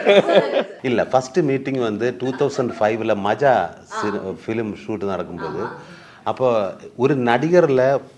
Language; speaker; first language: Tamil; non-native, learner; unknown